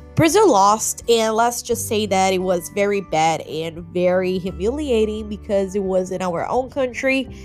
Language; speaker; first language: English; non-native, fluent; Portuguese